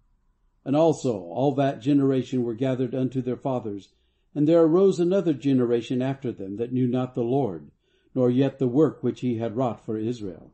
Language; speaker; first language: English; native; English